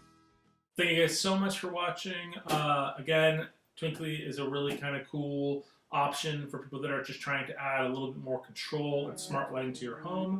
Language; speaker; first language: English; native; English